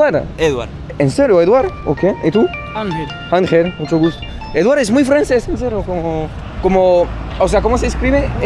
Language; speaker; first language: Spanish; non-native, learner; French